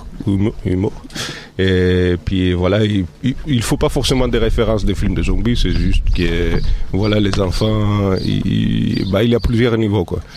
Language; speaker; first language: French; native; French